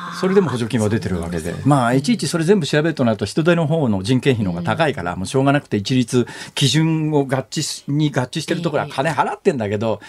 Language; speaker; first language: Japanese; native; Japanese